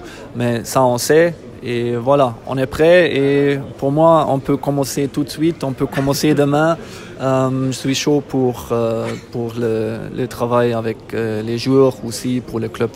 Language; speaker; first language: French; non-native, fluent; German